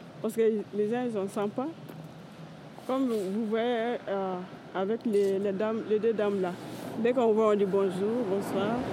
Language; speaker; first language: French; non-native, learner; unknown